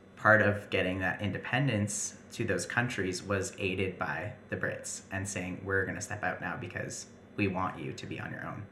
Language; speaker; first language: English; native; English